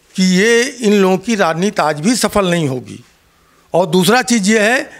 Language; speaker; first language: Hindi; native; Hindi